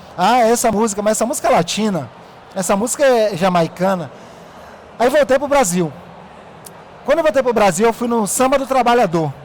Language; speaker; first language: Portuguese; native; Portuguese